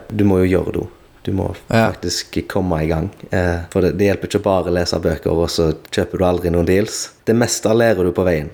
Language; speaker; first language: Norwegian; native; Norwegian